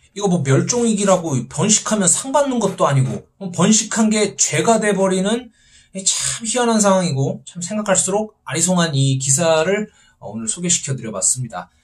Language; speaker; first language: Korean; native; Korean